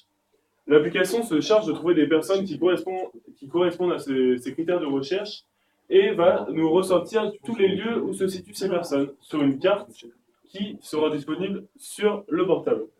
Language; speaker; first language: French; native; French